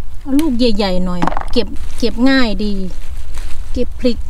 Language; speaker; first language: Thai; non-native, local second language; Northeastern Thai